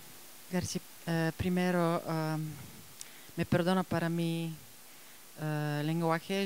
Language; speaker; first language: Spanish; non-native, fluent; Serbian